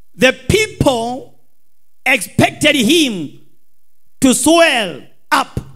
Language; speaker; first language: English; non-native, local second language; Swahili